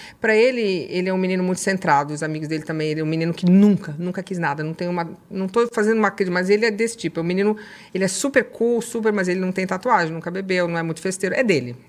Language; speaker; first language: Portuguese; native; Portuguese